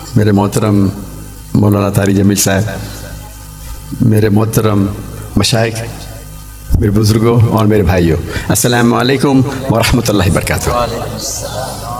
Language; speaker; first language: Urdu; non-native, local second language; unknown